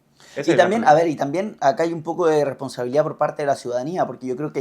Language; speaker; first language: Spanish; native; Spanish